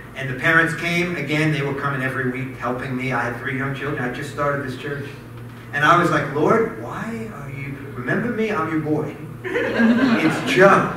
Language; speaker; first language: English; native; English